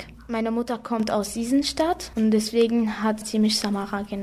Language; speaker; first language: German; early bilingual, other home language; Arabic